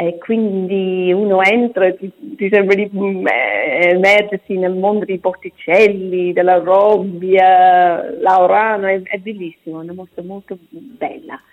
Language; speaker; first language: Italian; non-native, fluent; English